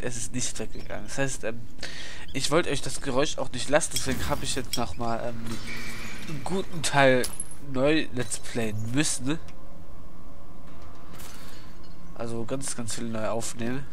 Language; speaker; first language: German; native; German